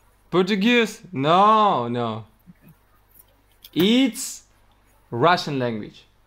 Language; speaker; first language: English; non-native, learner; Russian